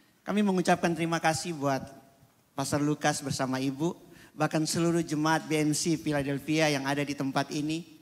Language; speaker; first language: Indonesian; native; Indonesian